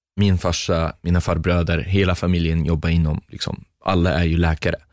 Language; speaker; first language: Swedish; non-native, fluent; Arabic